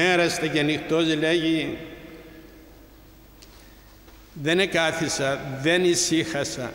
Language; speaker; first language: Greek; native; Greek